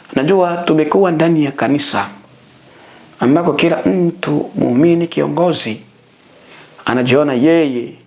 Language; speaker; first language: Swahili; native; Swahili